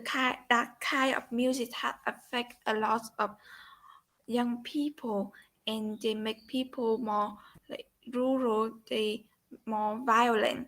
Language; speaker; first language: English; non-native, learner; Vietnamese